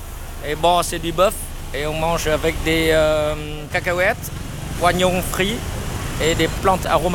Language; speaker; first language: French; non-native, fluent; Vietnamese